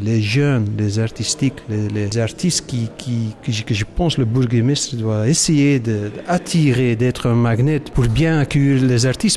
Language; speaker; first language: French; non-native, local second language; Dutch